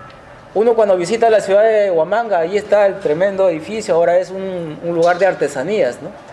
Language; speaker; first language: Spanish; native; Spanish